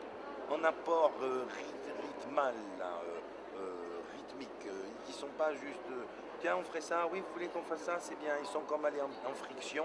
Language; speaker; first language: French; native; French